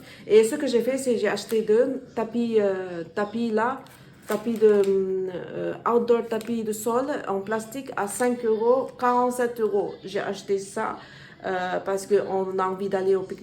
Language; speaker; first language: French; non-native, learner; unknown